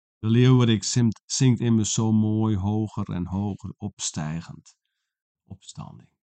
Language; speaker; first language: Dutch; non-native, local second language; Western Frisian